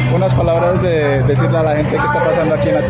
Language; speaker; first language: Spanish; native; Spanish